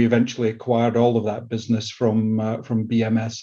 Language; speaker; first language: English; native; English